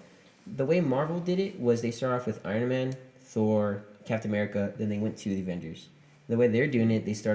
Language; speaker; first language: English; native; English